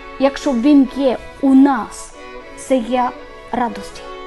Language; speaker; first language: Ukrainian; non-native, learner; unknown